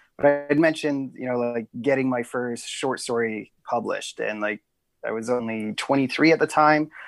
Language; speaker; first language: English; native; English